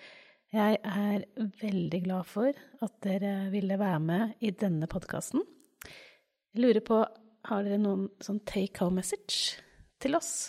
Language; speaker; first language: Norwegian; native; Norwegian